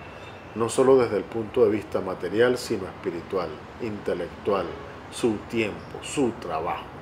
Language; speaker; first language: Spanish; native; Spanish